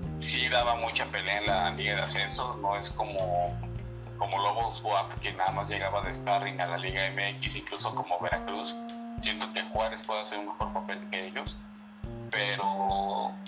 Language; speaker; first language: Spanish; native; Spanish